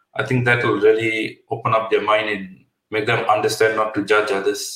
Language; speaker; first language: English; non-native, local second language; Punjabi